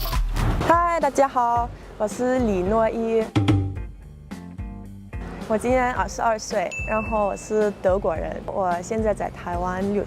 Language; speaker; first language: Chinese; non-native, fluent; German